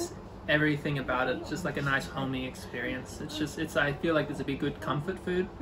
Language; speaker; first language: English; native; English